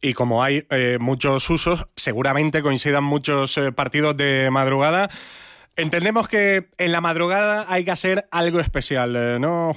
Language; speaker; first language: Spanish; native; Spanish